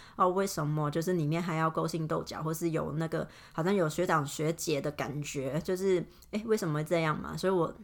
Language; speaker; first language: Chinese; non-native, local second language; Cantonese